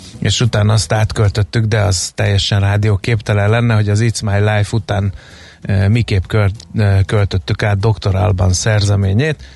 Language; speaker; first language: Hungarian; native; Hungarian